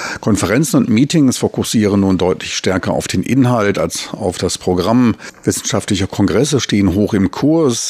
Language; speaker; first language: German; native; German